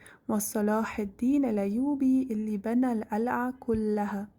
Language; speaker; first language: Arabic; non-native, fluent; German